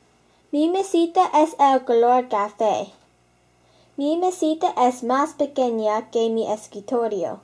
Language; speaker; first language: Spanish; non-native, learner; English